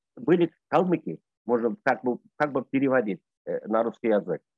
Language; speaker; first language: Russian; non-native, local second language; Bashkir